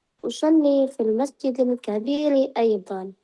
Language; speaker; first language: Arabic; non-native, learner; Indonesian